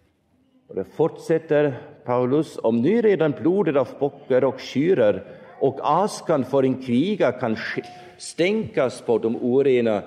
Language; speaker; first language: Swedish; non-native, fluent; German